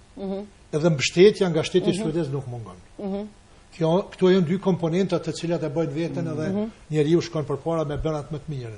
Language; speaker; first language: Albanian; native; Albanian